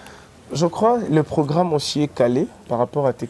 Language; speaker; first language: French; non-native, local second language; Lingala